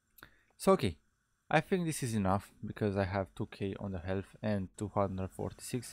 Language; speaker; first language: English; non-native, fluent; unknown